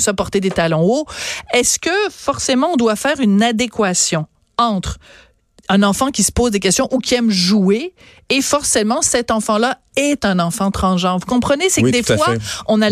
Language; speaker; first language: French; native; French